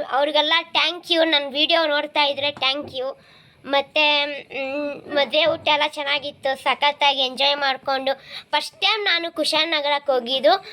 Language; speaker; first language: Kannada; non-native, local second language; Kodava